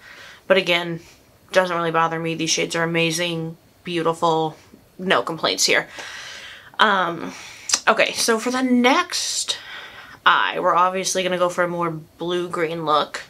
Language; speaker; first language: English; native; English